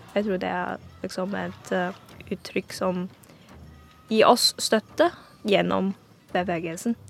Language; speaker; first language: Norwegian; non-native, fluent; Cantonese